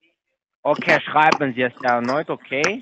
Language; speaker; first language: German; non-native, fluent; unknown